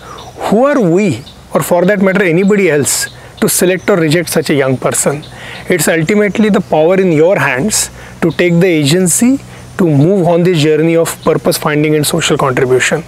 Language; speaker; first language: English; non-native, local second language; Marathi